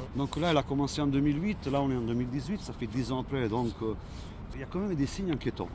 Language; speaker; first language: French; non-native, local second language; Italian